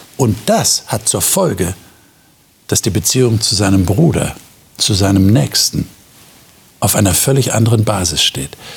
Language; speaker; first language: German; native; German